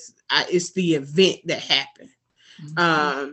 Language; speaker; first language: English; native; English